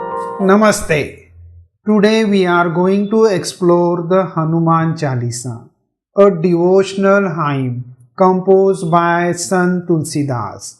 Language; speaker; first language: English; non-native, local second language; Hindi